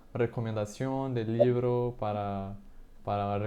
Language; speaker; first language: Spanish; non-native, fluent; Portuguese